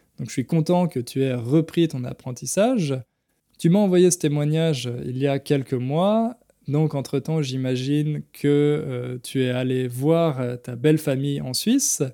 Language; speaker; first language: French; native; French